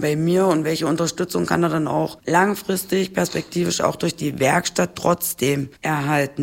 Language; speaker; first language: German; native; German